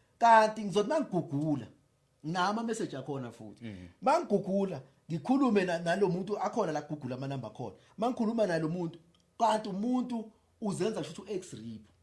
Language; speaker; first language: Zulu; native; Zulu